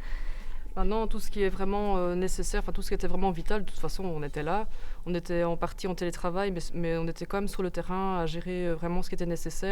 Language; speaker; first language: French; native; French